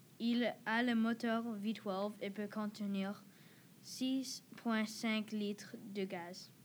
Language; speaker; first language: French; non-native, learner; English